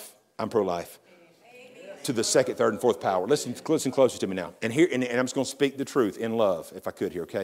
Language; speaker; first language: English; native; English